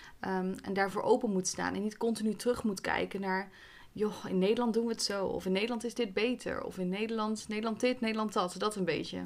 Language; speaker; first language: Dutch; native; Dutch